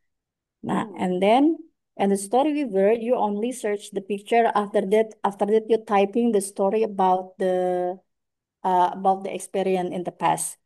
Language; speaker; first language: English; non-native, learner; Indonesian